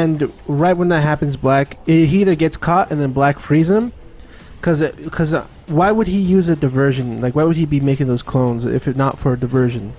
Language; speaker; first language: English; native; English